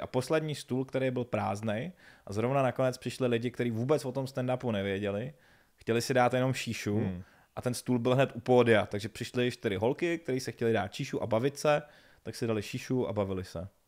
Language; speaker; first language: Czech; native; Czech